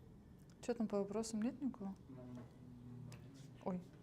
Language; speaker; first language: Russian; non-native, fluent; Estonian